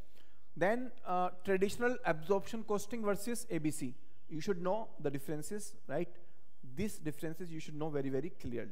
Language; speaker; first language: English; non-native, local second language; Hindi